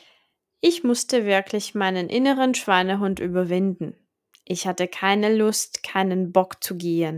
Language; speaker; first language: German; non-native, fluent; Czech